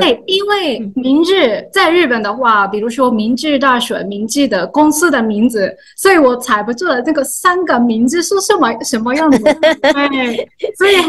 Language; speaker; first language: Chinese; non-native, fluent; Japanese